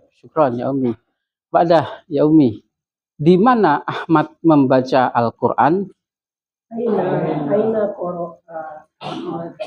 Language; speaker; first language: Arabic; non-native, fluent; Indonesian